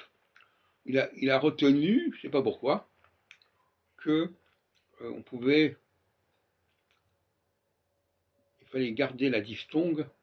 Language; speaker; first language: French; native; French